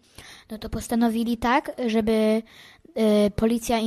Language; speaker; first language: Polish; early bilingual, heritage; English